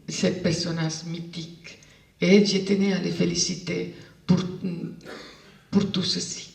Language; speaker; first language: French; non-native, fluent; Spanish